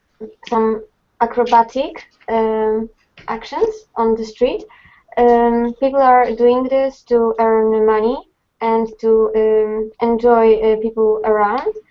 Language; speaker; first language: English; non-native, fluent; Polish